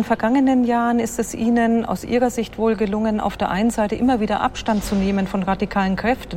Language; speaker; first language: German; native; German